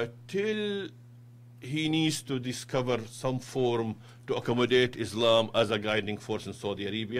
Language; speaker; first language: English; non-native, fluent; Arabic